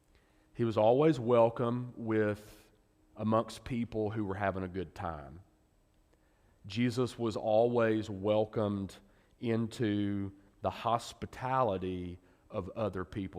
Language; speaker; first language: English; native; English